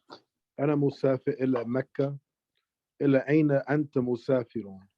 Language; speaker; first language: Arabic; non-native, learner; English